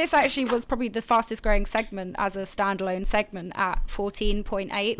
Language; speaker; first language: English; native; English